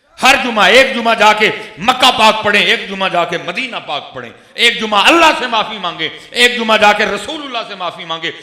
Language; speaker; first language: Urdu; non-native, local second language; Punjabi